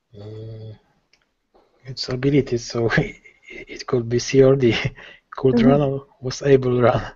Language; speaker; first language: English; non-native, learner; Polish